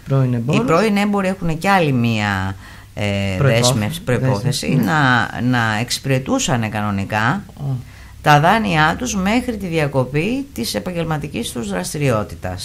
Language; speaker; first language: Greek; native; Greek